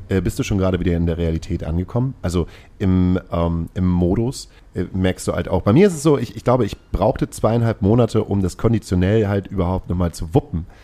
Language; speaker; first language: German; native; German